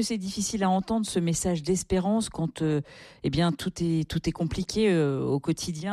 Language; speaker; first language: French; native; French